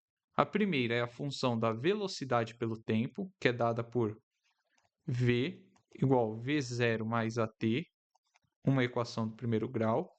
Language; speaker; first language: Portuguese; native; Portuguese